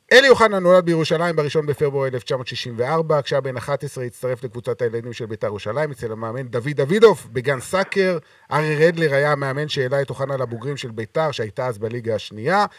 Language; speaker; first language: Hebrew; native; Hebrew